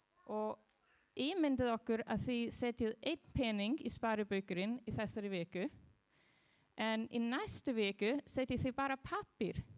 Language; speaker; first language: Icelandic; non-native, learner; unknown